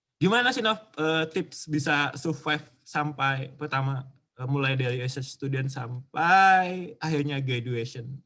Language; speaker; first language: Indonesian; native; Indonesian